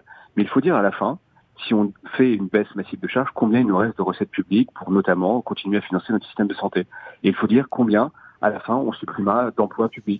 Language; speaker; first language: French; native; French